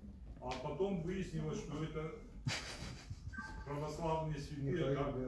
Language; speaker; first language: Russian; native; Russian